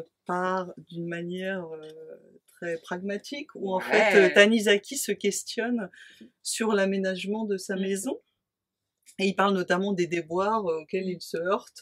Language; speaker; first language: French; native; French